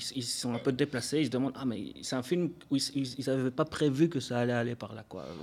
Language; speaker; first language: French; native; French